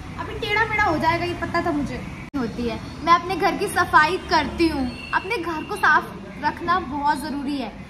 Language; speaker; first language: Hindi; native; Hindi